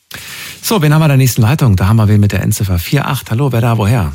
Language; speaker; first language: German; native; German